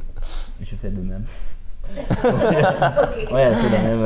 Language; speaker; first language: French; non-native, learner; Dutch